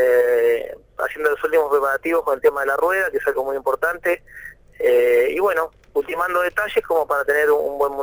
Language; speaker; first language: Spanish; native; Spanish